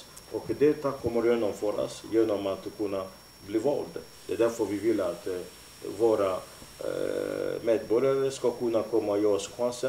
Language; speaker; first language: Swedish; non-native, fluent; Lingala